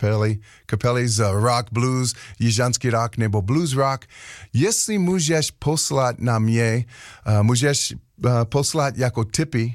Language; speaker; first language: Czech; non-native, learner; English